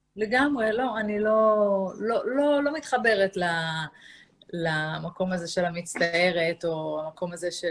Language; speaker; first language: Hebrew; native; Hebrew